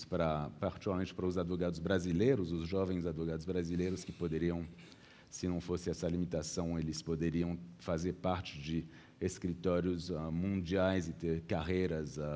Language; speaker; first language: Portuguese; early bilingual, heritage; Portuguese